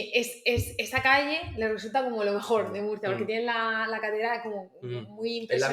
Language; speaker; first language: Spanish; native; Spanish